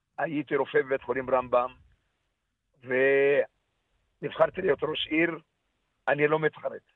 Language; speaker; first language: Hebrew; non-native, local second language; Arabic